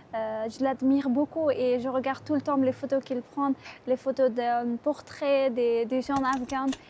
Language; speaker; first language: French; non-native, fluent; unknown